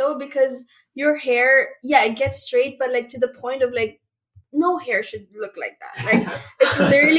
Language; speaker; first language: English; non-native, local second language; Aklanon